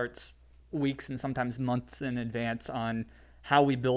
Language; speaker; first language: English; native; English